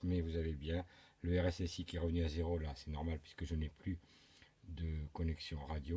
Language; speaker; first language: French; native; French